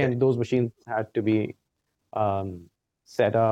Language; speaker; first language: English; non-native, local second language; Urdu